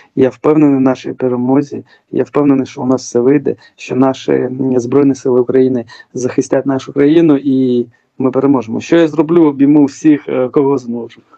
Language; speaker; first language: Ukrainian; early bilingual, other home language; Georgian